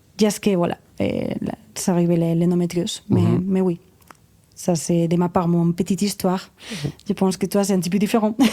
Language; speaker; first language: French; non-native, fluent; Spanish